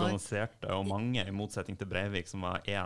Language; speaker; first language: Norwegian; native; Norwegian